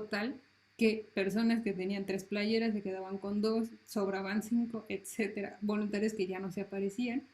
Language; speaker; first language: Spanish; native; Spanish